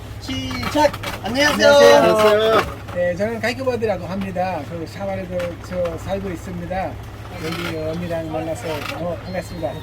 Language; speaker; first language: Korean; non-native, learner; Bangla